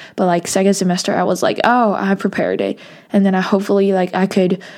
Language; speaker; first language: English; non-native, local second language; Cantonese